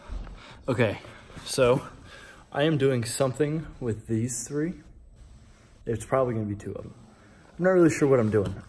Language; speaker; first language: English; native; English